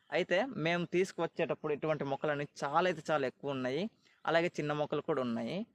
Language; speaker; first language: Telugu; native; Telugu